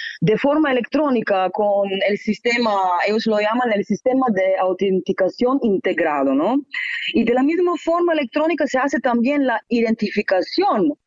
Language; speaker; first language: Spanish; non-native, fluent; Slovenian